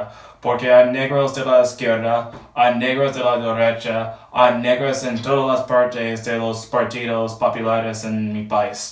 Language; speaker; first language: Spanish; non-native, learner; English